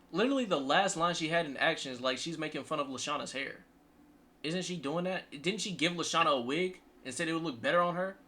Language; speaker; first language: English; native; English